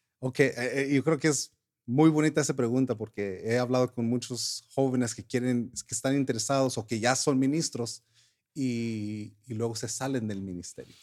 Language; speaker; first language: Spanish; early bilingual, heritage; Spanish